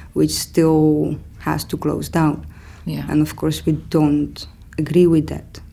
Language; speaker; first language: English; non-native, fluent; Romanian